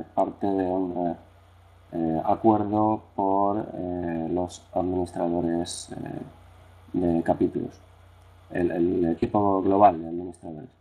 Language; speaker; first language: Spanish; native; Spanish